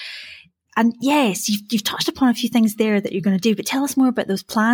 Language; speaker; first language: English; native; English